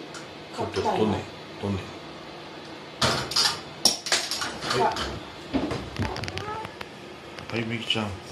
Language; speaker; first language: Japanese; native; Japanese